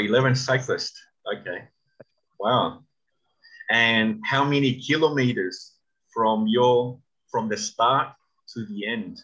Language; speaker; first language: English; non-native, fluent; Spanish